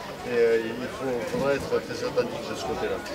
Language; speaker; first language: French; native; French